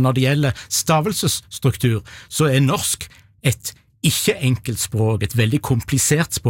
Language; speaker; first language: Norwegian; native; Norwegian